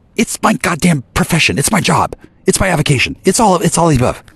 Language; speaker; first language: English; native; English